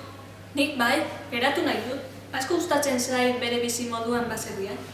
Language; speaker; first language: Basque; non-native, learner; Spanish